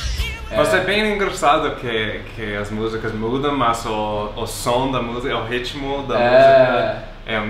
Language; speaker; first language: Portuguese; non-native, fluent; English